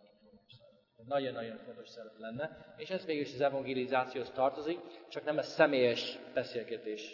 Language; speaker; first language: Hungarian; non-native, fluent; English